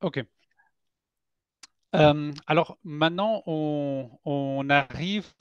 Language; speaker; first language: French; non-native, fluent; Spanish